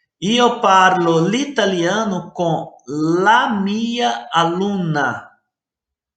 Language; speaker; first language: Italian; non-native, learner; Portuguese